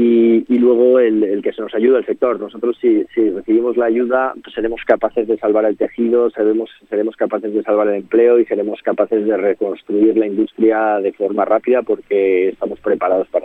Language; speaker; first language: Spanish; native; Spanish